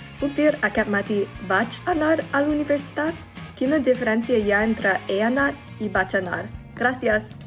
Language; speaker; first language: Catalan; non-native, learner; English